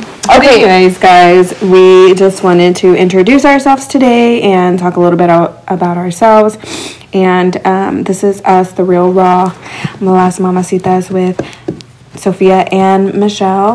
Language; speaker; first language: English; early bilingual, other home language; Spanish